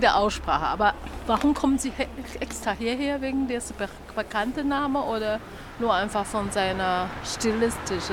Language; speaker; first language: German; non-native, learner; Chinese